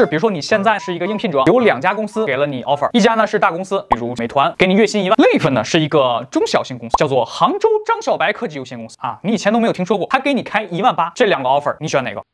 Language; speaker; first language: Chinese; native; Chinese